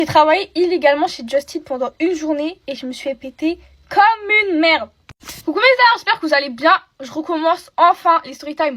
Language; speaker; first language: French; native; French